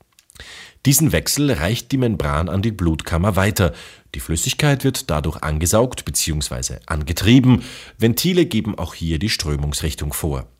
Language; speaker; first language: German; native; German